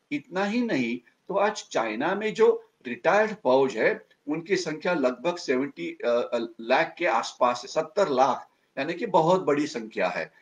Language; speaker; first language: Hindi; non-native, local second language; Marathi